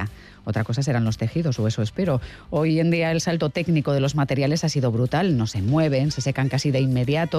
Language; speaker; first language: Spanish; native; Spanish